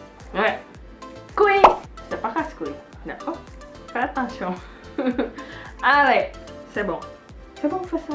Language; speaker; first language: French; non-native, learner; Indonesian